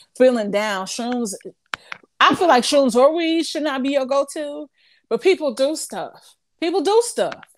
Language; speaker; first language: English; native; English